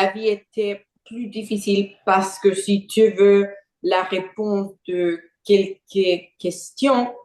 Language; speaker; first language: French; non-native, learner; Portuguese